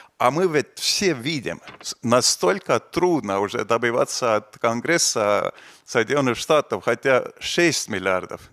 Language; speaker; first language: Russian; non-native, fluent; Estonian